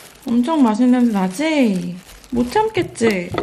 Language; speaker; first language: Korean; native; Korean